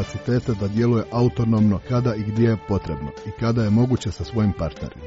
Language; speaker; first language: Croatian; native; Croatian